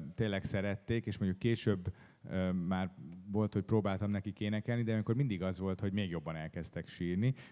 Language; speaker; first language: Hungarian; native; Hungarian